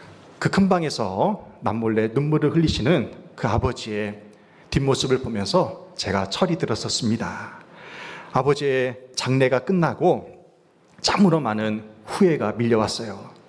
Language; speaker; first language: Korean; native; Korean